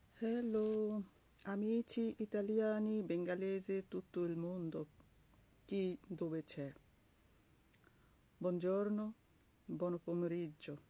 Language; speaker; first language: Italian; non-native, learner; Bangla